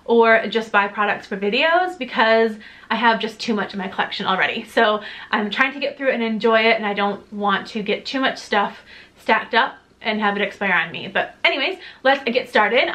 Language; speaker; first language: English; native; English